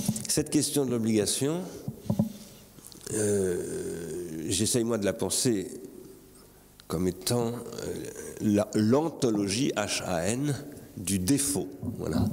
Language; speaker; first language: French; native; French